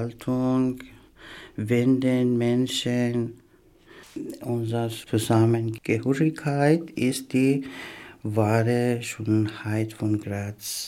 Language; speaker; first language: German; non-native, learner; Persian